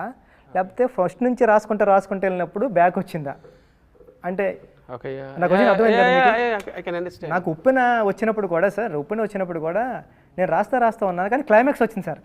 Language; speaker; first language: Telugu; native; Telugu